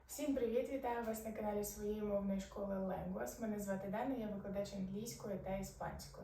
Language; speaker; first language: Ukrainian; non-native, local second language; Arabic